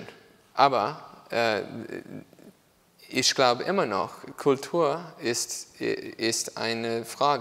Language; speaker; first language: German; non-native, learner; English